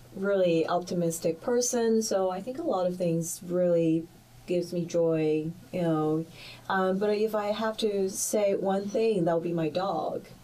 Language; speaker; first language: English; early bilingual, other home language; Chinese